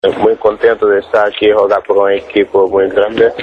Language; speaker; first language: Spanish; non-native, learner; Portuguese